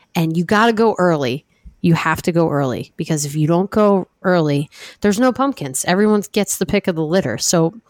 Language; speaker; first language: English; native; English